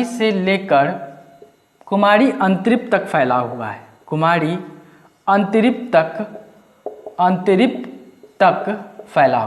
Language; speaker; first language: Hindi; native; Hindi